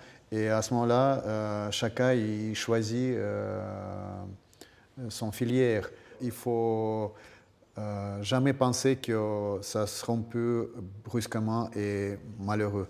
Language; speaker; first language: French; non-native, fluent; Russian